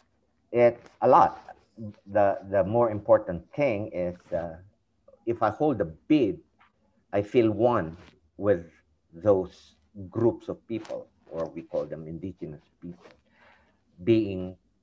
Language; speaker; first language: English; non-native, local second language; Iloko